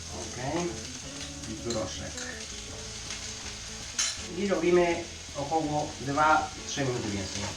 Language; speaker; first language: Polish; non-native, learner; Spanish